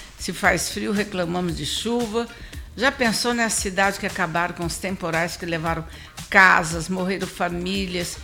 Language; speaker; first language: Portuguese; native; Portuguese